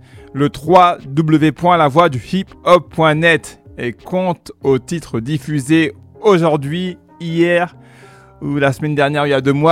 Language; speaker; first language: French; native; French